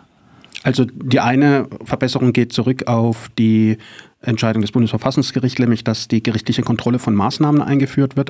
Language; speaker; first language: German; native; German